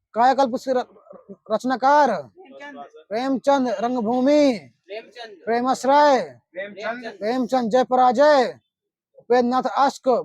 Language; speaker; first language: Hindi; native; Hindi